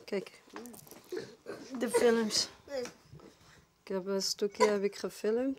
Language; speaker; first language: Dutch; non-native, fluent; Persian